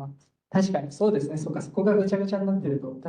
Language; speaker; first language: Japanese; native; Japanese